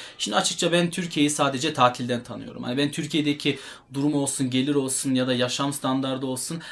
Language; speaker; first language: Turkish; early bilingual, heritage; Turkish